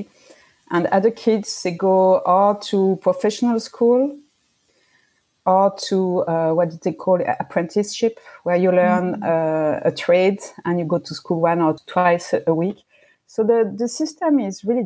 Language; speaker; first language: English; non-native, fluent; French